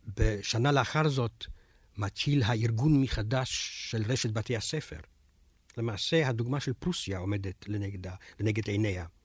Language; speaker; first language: Hebrew; non-native, fluent; Romanian